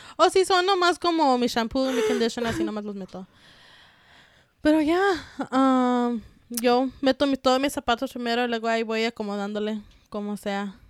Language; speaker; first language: Spanish; early bilingual, heritage; Spanish